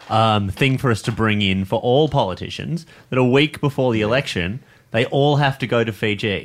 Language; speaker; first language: English; native; English